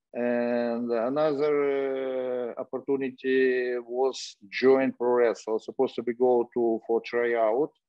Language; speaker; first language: English; non-native, fluent; Russian